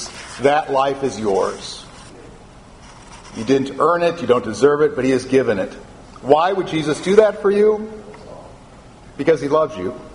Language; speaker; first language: English; native; English